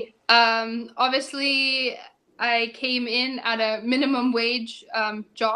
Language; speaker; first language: English; native; English